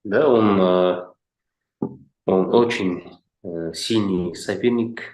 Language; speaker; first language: Russian; non-native, local second language; Kazakh